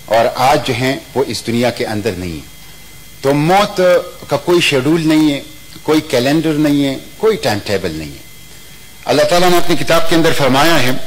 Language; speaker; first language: Urdu; non-native, local second language; Pashto